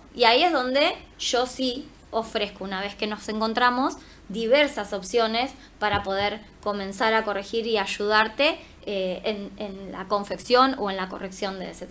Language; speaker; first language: Spanish; native; Spanish